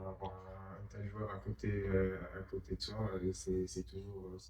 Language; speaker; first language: French; native; French